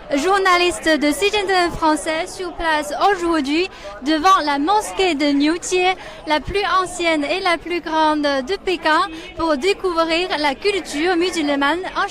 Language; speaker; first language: French; non-native, fluent; Chinese